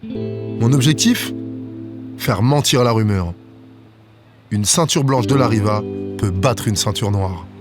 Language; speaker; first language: French; native; French